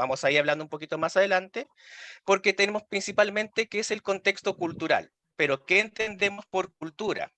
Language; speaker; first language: Spanish; native; Spanish